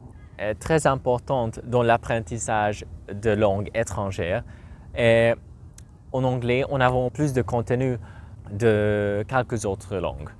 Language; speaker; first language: French; non-native, learner; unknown